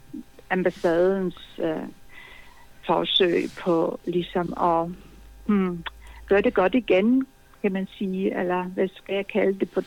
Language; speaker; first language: Danish; non-native, fluent; Polish